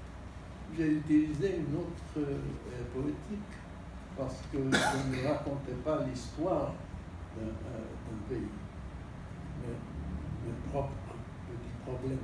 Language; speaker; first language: French; non-native, local second language; Haitian Creole